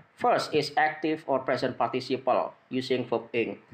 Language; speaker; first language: English; non-native, fluent; Indonesian